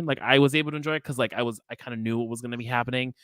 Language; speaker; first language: English; native; English